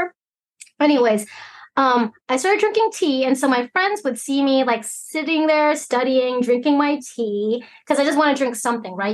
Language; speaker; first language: English; early bilingual, other home language; Cantonese